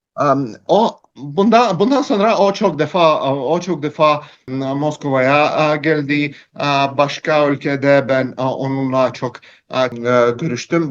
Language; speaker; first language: Turkish; non-native, learner; Russian